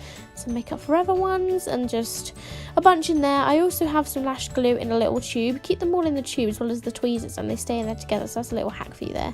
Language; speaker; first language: English; native; English